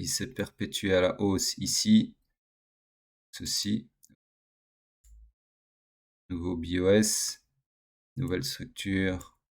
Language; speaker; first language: French; native; French